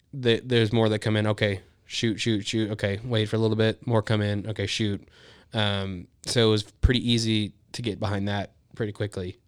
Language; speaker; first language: English; native; English